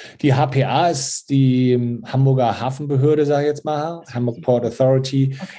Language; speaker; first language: German; native; German